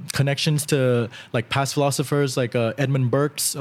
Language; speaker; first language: English; early bilingual, other home language; Thai